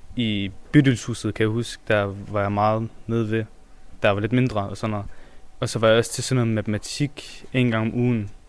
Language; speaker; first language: Danish; early bilingual, other home language; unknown